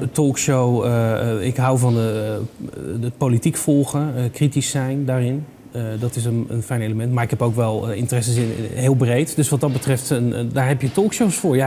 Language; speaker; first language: Dutch; native; Dutch